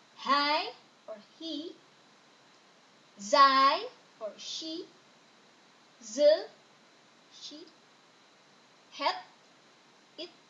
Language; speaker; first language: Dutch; non-native, fluent; Indonesian